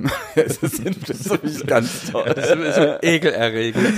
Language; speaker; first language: German; native; German